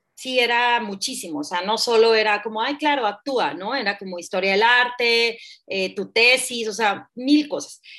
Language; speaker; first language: Spanish; native; Spanish